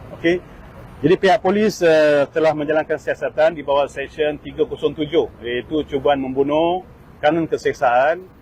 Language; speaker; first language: Malay; native; Malay